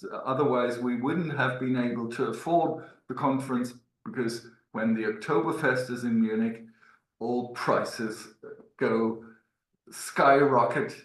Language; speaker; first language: English; non-native, fluent; German